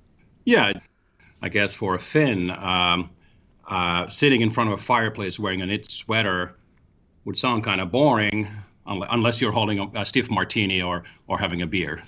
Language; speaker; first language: English; non-native, fluent; Finnish